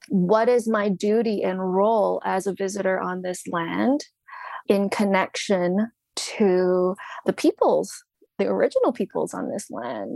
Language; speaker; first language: English; non-native, local second language; Cantonese